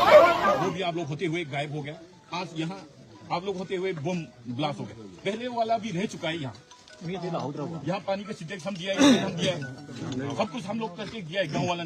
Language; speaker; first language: Hindi; non-native, local second language; Manipuri